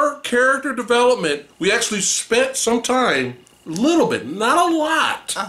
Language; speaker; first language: English; native; English